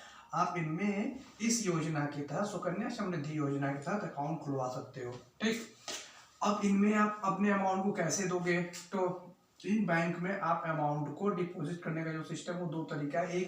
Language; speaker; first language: Hindi; native; Hindi